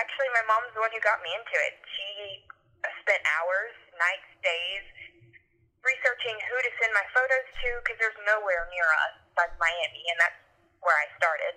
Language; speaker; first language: English; native; English